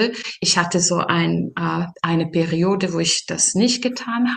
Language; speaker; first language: German; non-native, fluent; Serbian